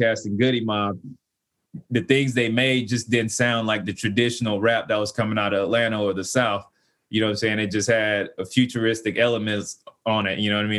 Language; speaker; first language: English; native; English